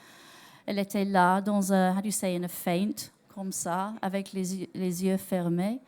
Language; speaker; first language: French; non-native, learner; English